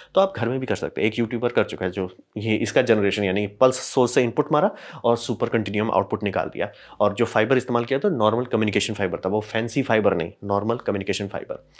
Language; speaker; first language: Hindi; native; Hindi